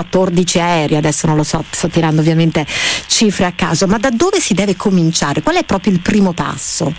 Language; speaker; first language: Italian; native; Italian